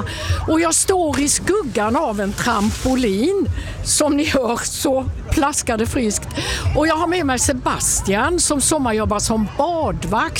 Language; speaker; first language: Swedish; native; Swedish